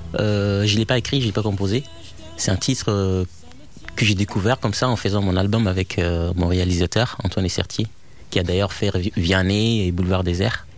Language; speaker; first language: French; non-native, fluent; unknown